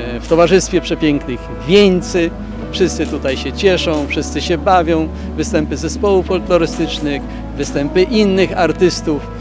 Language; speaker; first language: Polish; native; Polish